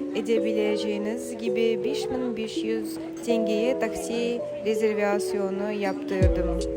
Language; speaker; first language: Turkish; non-native, learner; Kazakh